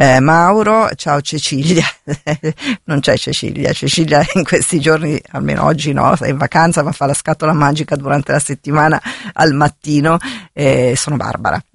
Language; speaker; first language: Italian; native; Italian